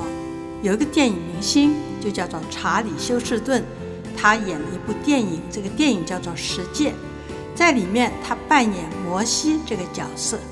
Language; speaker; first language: Chinese; native; Chinese